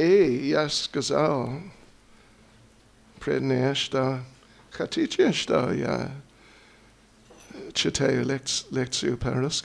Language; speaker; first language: Russian; non-native, learner; English